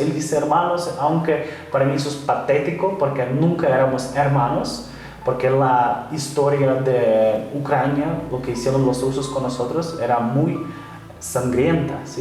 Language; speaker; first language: Spanish; non-native, fluent; Ukrainian